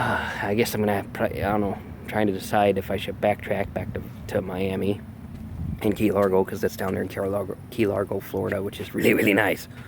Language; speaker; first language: English; native; English